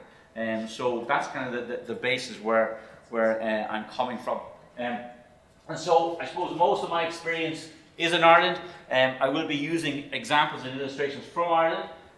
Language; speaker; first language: English; native; English